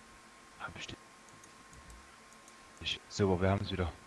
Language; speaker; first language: German; native; German